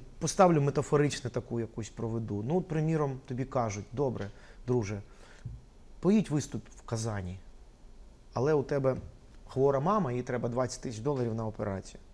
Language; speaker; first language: Ukrainian; non-native, local second language; Russian